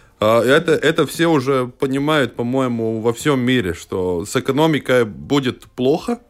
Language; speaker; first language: Russian; non-native, local second language; Latvian